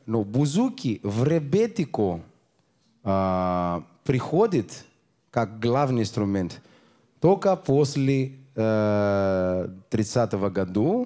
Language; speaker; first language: Russian; non-native, learner; Greek